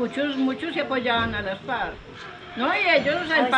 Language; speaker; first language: Spanish; native; Spanish